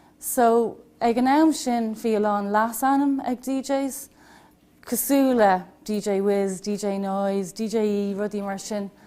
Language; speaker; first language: Irish; non-native, local second language; English